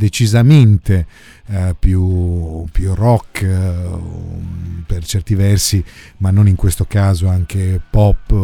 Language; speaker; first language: Italian; native; Italian